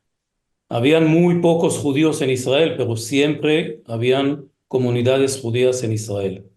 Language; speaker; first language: Spanish; early bilingual, heritage; Hebrew